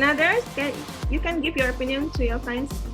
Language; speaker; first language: English; non-native, fluent; Indonesian